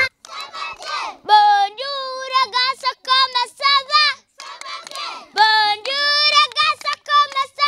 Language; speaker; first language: French; non-native, learner; Kinyarwanda